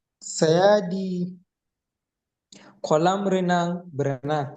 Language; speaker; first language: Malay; non-native, learner; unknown